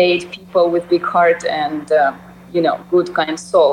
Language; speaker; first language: English; non-native, fluent; Russian